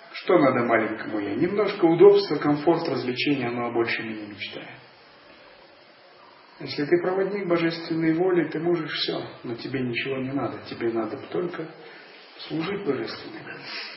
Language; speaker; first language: Russian; native; Russian